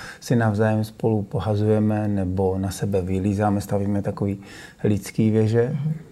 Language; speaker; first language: Czech; native; Czech